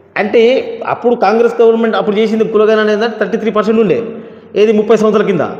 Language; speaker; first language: Telugu; non-native, local second language; Lambadi